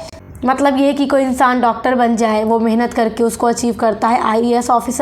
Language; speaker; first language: Hindi; native; Hindi